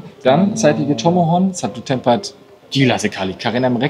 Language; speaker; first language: Indonesian; non-native, learner; German